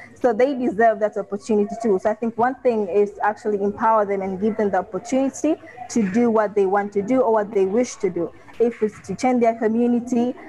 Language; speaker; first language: English; non-native, local second language; Swahili